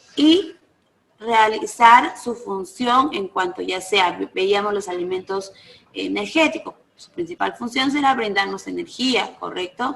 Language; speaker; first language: Spanish; native; Spanish